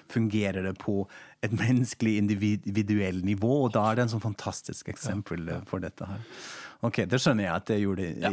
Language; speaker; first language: Norwegian; non-native, fluent; German